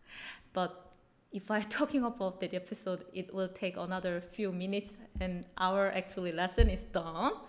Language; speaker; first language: English; non-native, fluent; Korean